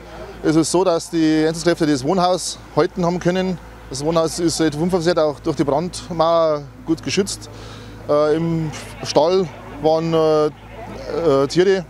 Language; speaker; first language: German; native; German